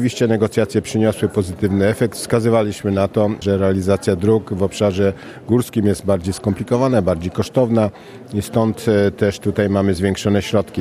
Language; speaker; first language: Polish; native; Polish